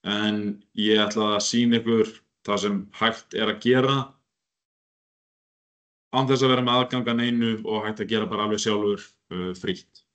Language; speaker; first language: Icelandic; native; Icelandic